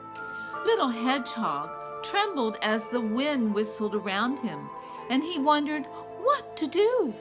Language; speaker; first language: English; native; English